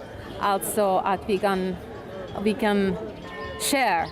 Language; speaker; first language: Swedish; non-native, fluent; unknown